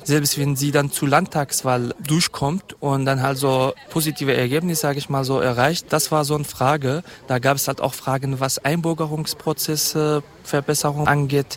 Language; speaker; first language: German; non-native, fluent; Kurdish